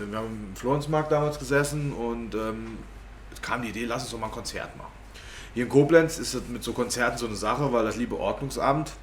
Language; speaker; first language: German; native; German